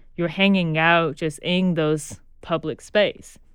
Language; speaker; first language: English; non-native, fluent; Chinese